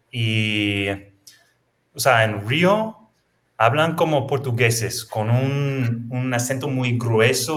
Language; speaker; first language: Spanish; non-native, fluent; English